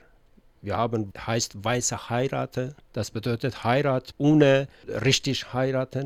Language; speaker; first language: German; non-native, learner; Persian